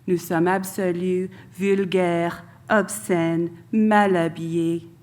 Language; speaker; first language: French; non-native, fluent; English